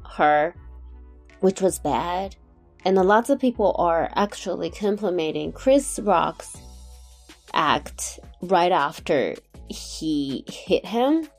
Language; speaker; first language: English; non-native, fluent; Japanese